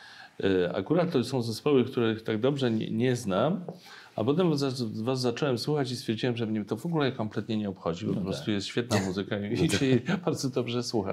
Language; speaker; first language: Polish; native; Polish